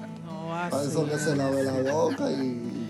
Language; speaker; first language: Spanish; native; Spanish